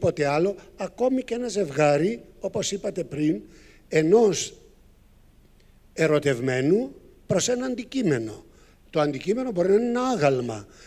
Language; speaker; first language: Greek; native; Greek